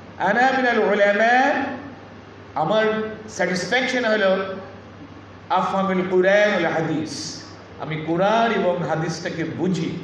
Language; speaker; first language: Arabic; non-native, learner; Bangla